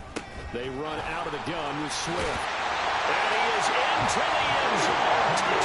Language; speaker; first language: English; native; English